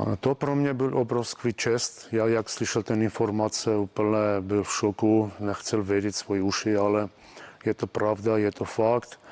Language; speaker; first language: Czech; non-native, fluent; Armenian